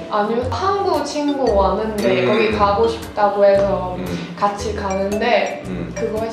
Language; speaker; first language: Korean; non-native, learner; Cantonese